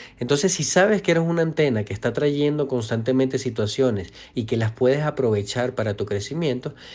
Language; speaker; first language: Spanish; native; Spanish